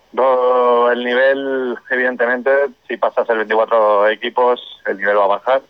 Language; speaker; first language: Spanish; non-native, local second language; Catalan